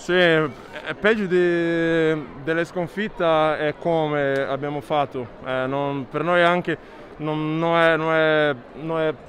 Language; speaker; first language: Italian; non-native, learner; Slovenian